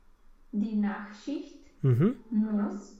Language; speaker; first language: German; non-native, learner; Romanian